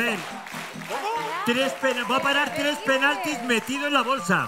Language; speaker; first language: Spanish; native; Spanish